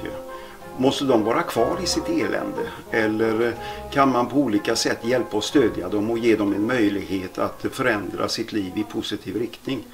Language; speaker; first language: Swedish; native; Swedish